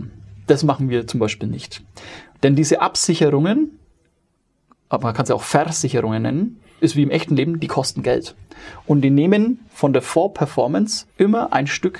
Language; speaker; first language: German; native; German